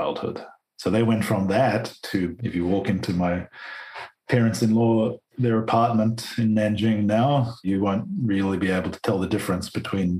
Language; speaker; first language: English; native; English